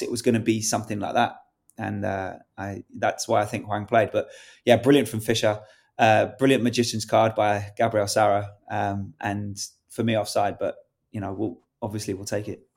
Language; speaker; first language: English; native; English